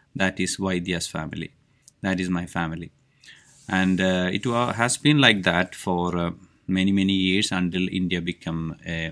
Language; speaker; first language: English; non-native, local second language; Malayalam